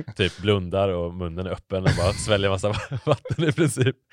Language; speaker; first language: Swedish; native; Swedish